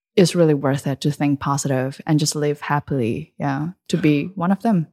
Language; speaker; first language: English; early bilingual, other home language; Chinese